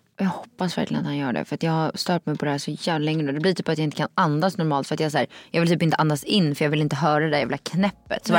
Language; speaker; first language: Swedish; native; Swedish